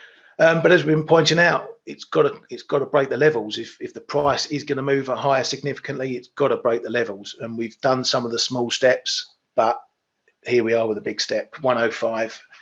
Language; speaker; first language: English; native; English